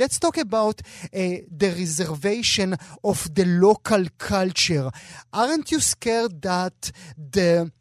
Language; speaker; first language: English; non-native, fluent; Hebrew